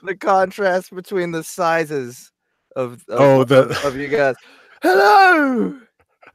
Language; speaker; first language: English; native; English